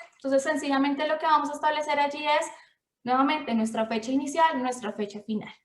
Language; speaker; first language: Spanish; native; Spanish